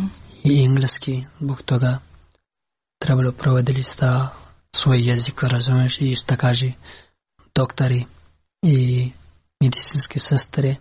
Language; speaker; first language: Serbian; non-native, learner; Pashto